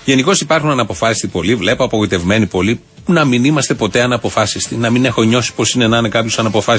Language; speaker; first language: Greek; native; Greek